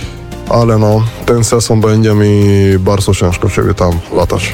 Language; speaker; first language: Polish; non-native, learner; Spanish